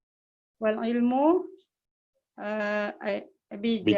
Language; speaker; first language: Arabic; non-native, learner; Indonesian